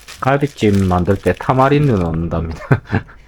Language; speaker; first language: Korean; native; Korean